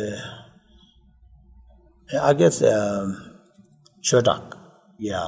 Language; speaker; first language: English; non-native, local second language; Tibetan